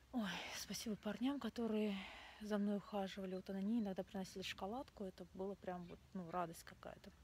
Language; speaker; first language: Russian; native; Russian